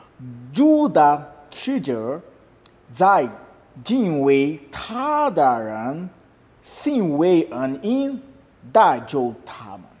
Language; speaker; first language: Chinese; non-native, fluent; Portuguese